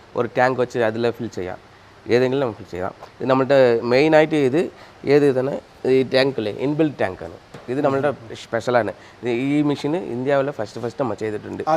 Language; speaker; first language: Malayalam; non-native, learner; Tamil